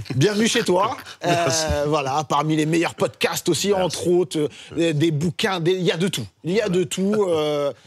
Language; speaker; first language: French; native; French